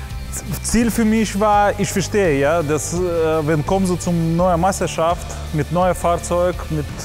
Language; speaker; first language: German; non-native, learner; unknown